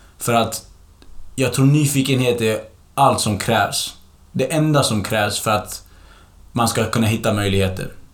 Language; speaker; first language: Swedish; early bilingual, other home language; Kurdish